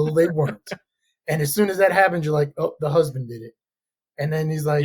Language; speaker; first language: English; native; English